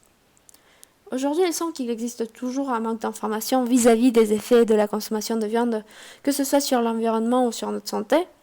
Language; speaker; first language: French; non-native, fluent; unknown